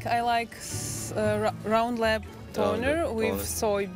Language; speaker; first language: English; non-native, learner; Russian